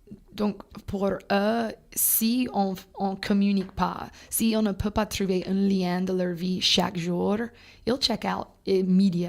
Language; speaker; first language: French; non-native, fluent; English